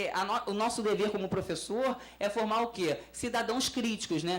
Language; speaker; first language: Portuguese; native; Portuguese